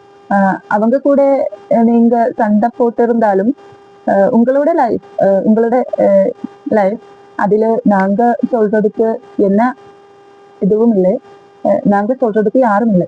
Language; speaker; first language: Tamil; non-native, learner; Malayalam